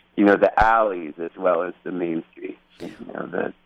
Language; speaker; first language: English; native; English